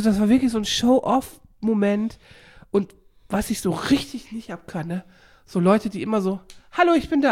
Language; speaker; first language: German; native; German